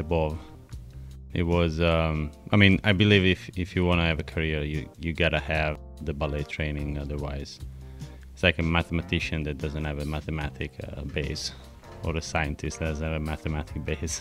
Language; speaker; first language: English; non-native, fluent; Italian